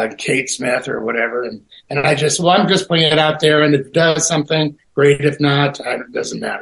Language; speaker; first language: English; native; English